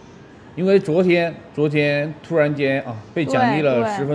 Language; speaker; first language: Chinese; native; Chinese